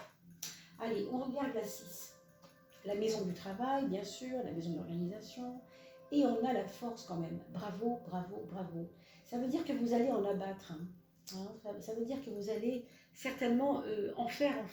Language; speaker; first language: French; native; French